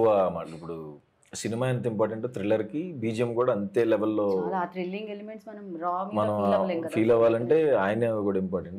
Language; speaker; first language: Telugu; native; Telugu